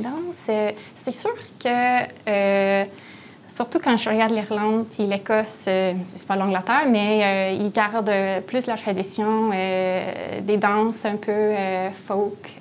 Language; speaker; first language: French; non-native, fluent; English